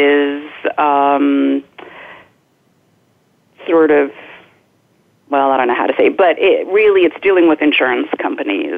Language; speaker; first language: English; native; English